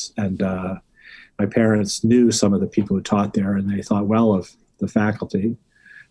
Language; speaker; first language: English; native; English